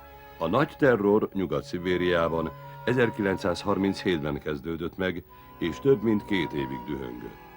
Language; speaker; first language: Hungarian; native; Hungarian